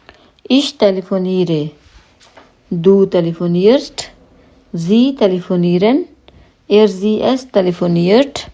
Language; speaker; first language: German; non-native, fluent; Hindi